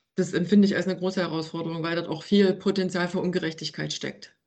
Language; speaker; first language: German; native; German